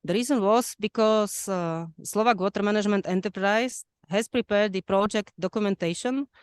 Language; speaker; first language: English; non-native, fluent; Slovak